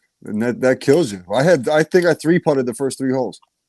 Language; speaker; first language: English; native; English